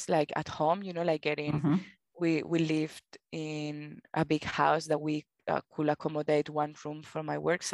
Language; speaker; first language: English; non-native, fluent; Spanish